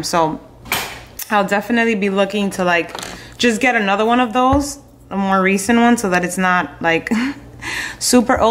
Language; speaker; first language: English; native; English